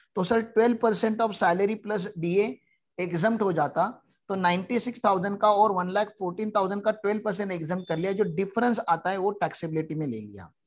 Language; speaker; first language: Hindi; native; Hindi